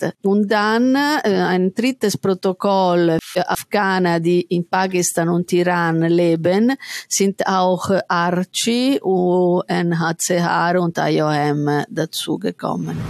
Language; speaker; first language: German; non-native, fluent; Italian